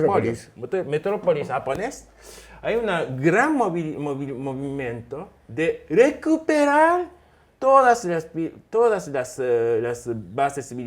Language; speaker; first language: Spanish; non-native, fluent; Japanese